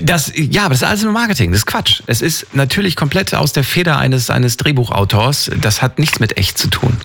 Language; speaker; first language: German; native; German